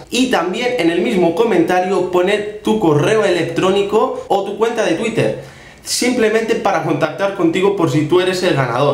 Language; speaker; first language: Spanish; native; Spanish